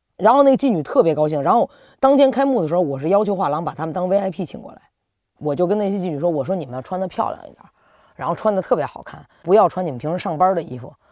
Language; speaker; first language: Chinese; native; Chinese